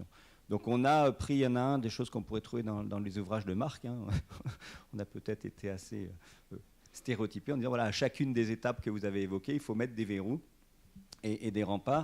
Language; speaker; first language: French; native; French